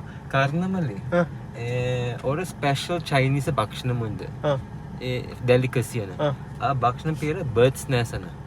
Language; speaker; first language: Malayalam; non-native, learner; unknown